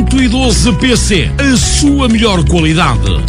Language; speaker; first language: Portuguese; native; Portuguese